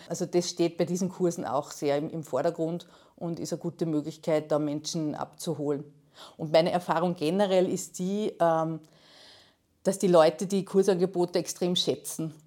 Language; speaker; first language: German; native; German